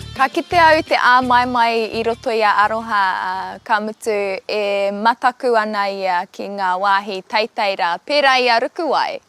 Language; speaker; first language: Māori; non-native, local second language; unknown